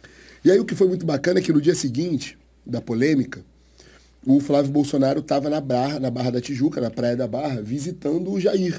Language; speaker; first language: Portuguese; native; Portuguese